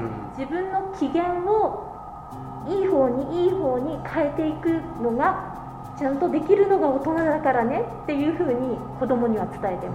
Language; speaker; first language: Japanese; native; Japanese